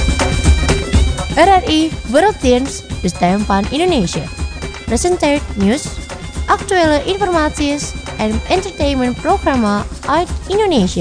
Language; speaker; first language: Dutch; non-native, fluent; Indonesian